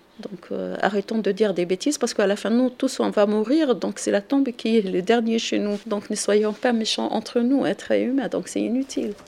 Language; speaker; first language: French; non-native, local second language; Arabic